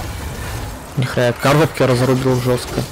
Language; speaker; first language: Russian; native; Russian